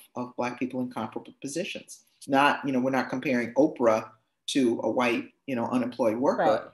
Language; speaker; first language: English; native; English